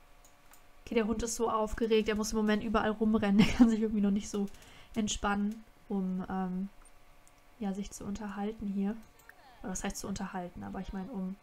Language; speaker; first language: German; native; German